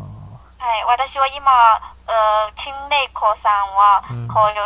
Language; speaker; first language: Japanese; non-native, learner; Chinese